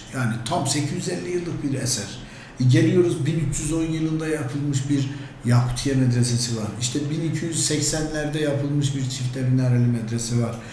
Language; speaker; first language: Turkish; native; Turkish